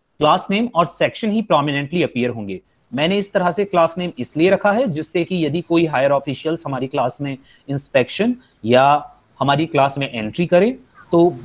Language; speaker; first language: Hindi; native; Hindi